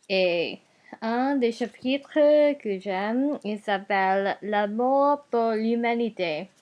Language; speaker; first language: French; non-native, learner; Japanese